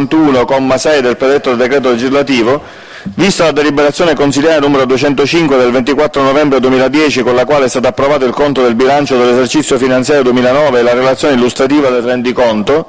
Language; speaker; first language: Italian; native; Italian